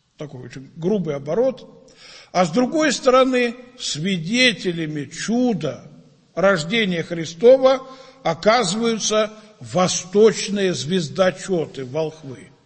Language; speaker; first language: Russian; native; Russian